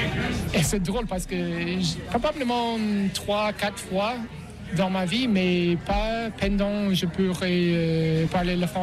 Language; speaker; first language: French; non-native, learner; English